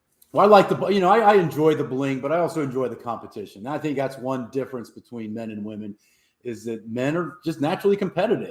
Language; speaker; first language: English; native; English